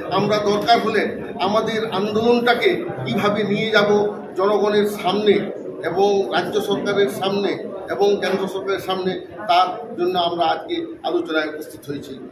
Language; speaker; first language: Bangla; non-native, local second language; Santali